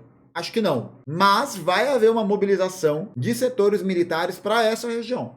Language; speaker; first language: Portuguese; native; Portuguese